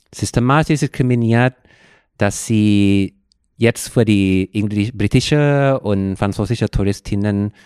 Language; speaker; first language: German; non-native, fluent; Thai